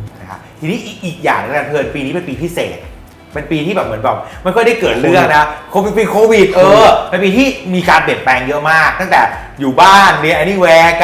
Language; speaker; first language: Thai; native; Thai